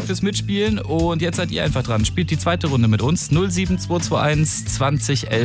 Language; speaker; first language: German; native; German